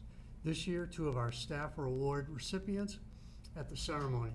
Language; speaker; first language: English; native; English